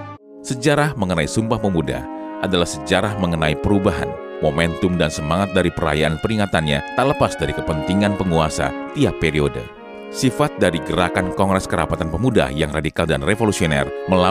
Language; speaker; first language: Indonesian; native; Indonesian